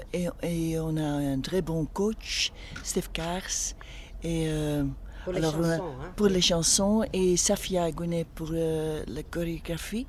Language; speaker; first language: French; non-native, local second language; Dutch